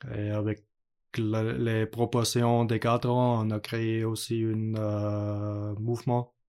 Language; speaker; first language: French; non-native, learner; German